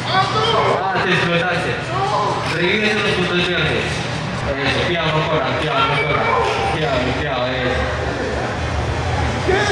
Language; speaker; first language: Spanish; native; Spanish